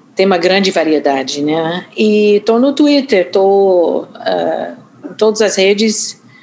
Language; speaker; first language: Portuguese; non-native, fluent; English